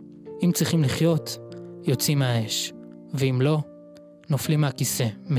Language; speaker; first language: Hebrew; native; Hebrew